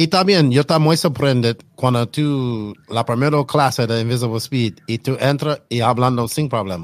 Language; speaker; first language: Spanish; non-native, learner; English